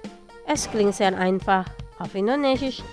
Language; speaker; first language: German; non-native, learner; Indonesian